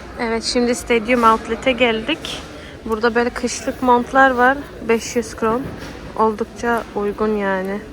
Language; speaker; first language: Turkish; early bilingual, heritage; Turkish